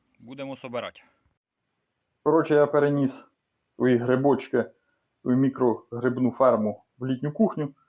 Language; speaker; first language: Ukrainian; native; Ukrainian